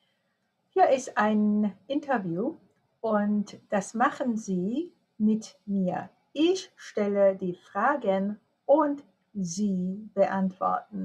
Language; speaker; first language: German; non-native, fluent; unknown